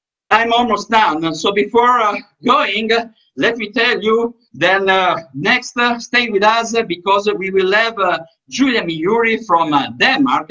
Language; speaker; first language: English; non-native, fluent; Italian